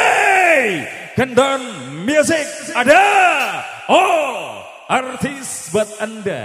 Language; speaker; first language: Indonesian; native; Indonesian